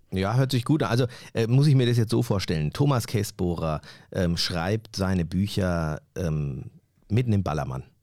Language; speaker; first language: German; early bilingual, other home language; Turkish